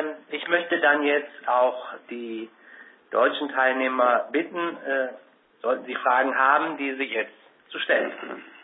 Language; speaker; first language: German; native; German